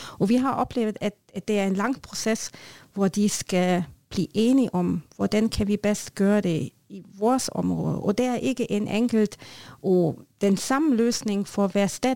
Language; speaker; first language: Norwegian; non-native, learner; German